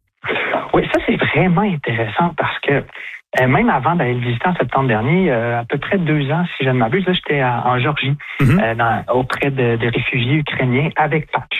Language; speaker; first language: French; native; French